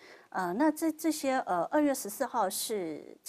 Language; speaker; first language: Chinese; native; Chinese